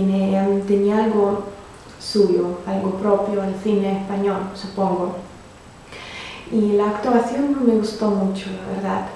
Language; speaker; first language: Spanish; non-native, fluent; Russian